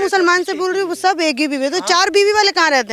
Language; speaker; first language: Hindi; native; Hindi